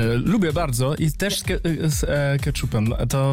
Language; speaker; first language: Polish; early bilingual, heritage; German